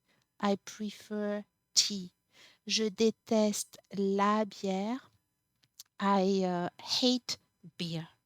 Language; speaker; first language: French; non-native, fluent; English